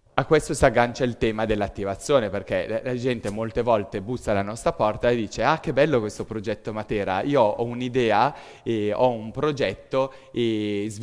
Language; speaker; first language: Italian; native; Italian